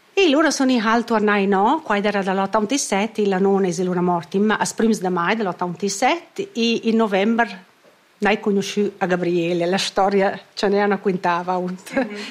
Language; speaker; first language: Italian; non-native, local second language; Romansh